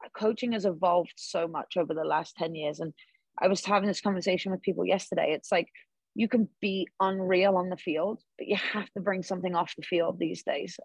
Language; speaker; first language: English; native; English